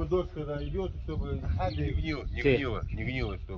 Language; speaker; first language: Russian; native; Russian